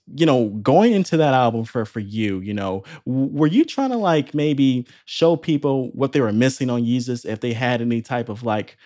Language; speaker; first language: English; native; English